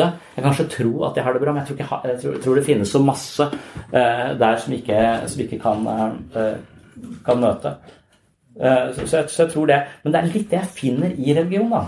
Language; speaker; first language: Norwegian; native; Norwegian